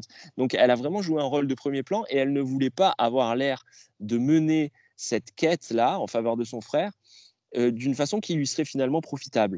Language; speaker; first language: French; native; French